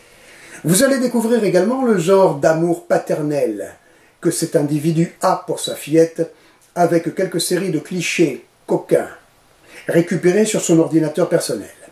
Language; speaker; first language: French; native; French